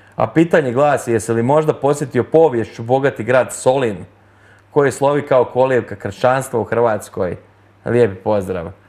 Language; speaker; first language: Croatian; native; Croatian